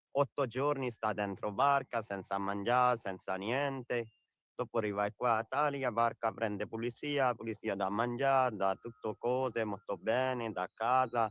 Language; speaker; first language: Italian; non-native, learner; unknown